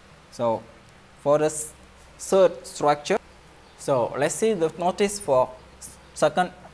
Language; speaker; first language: English; non-native, fluent; Wolof